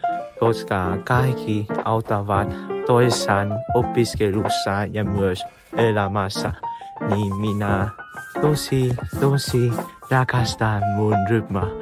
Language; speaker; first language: Finnish; non-native, learner; Vietnamese